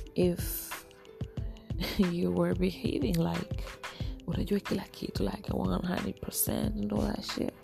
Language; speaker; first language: English; non-native, local second language; Swahili